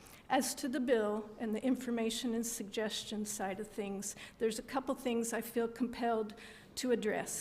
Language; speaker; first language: English; native; English